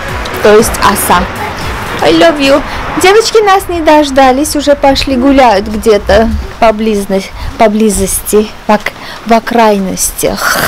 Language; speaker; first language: Russian; non-native, fluent; Armenian